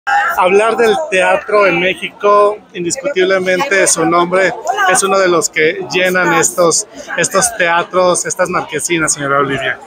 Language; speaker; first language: Spanish; native; Spanish